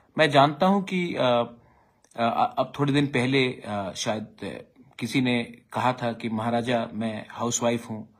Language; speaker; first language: Hindi; non-native, local second language; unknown